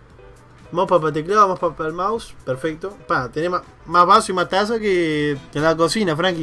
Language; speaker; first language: Spanish; native; Spanish